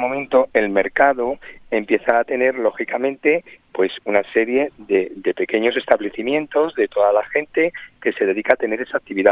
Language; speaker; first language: Spanish; native; Spanish